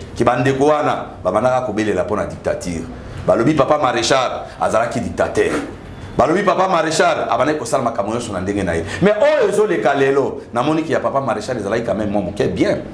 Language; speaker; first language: Lingala; native; Lingala